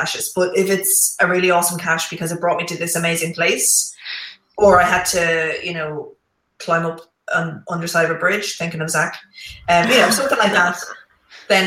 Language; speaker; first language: English; native; English